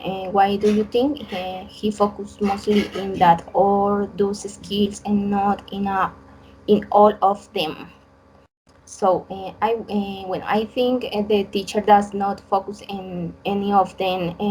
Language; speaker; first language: English; non-native, learner; Spanish